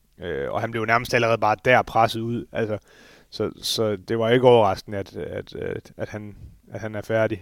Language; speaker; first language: Danish; native; Danish